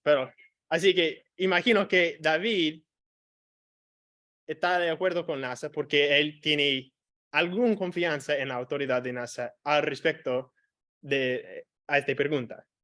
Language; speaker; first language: Spanish; non-native, fluent; English